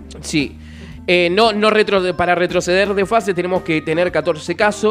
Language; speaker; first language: Spanish; native; Spanish